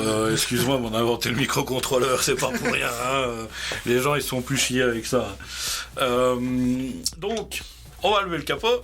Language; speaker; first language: French; native; French